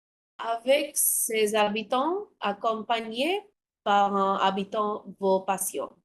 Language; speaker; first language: French; non-native, learner; Bangla